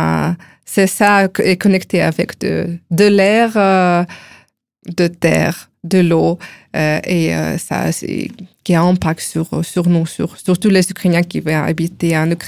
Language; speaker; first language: French; non-native, fluent; Ukrainian